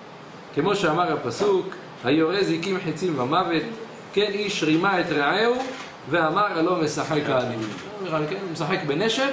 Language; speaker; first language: Hebrew; native; Hebrew